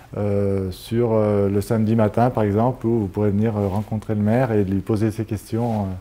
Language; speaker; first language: French; native; French